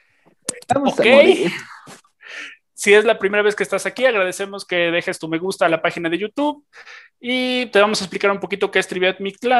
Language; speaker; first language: Spanish; native; Spanish